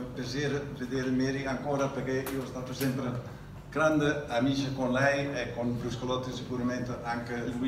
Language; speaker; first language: Italian; non-native, learner; Dutch